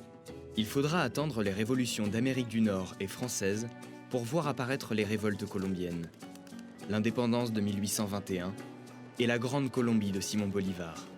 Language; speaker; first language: French; native; French